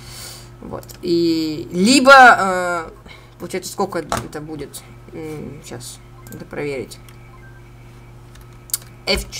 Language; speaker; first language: Russian; native; Russian